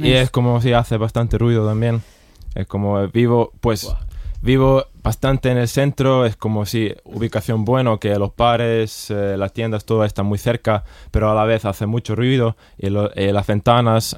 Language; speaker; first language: Spanish; non-native, fluent; Estonian